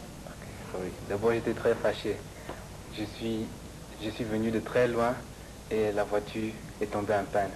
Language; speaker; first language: French; non-native, fluent; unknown